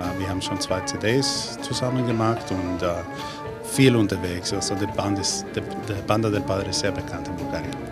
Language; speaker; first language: German; non-native, learner; Bulgarian